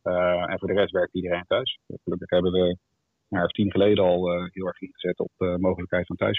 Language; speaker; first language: Dutch; native; Dutch